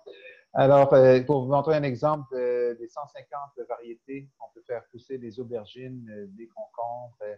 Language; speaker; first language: French; native; French